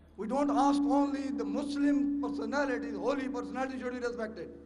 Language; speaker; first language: English; non-native, local second language; Urdu